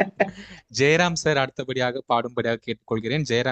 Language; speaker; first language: Tamil; native; Tamil